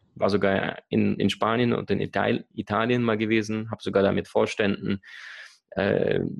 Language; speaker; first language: German; early bilingual, other home language; Russian